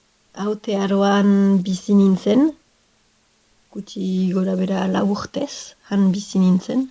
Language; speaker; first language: Basque; non-native, local second language; French